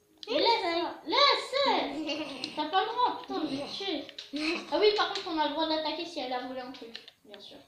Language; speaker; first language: French; native; French